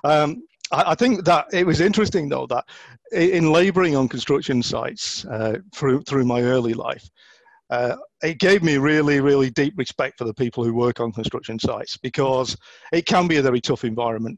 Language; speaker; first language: English; native; English